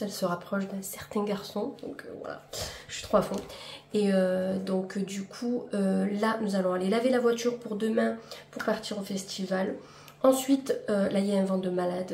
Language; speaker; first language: French; native; French